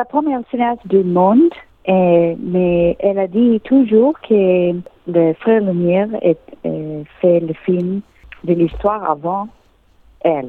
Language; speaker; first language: French; non-native, learner; English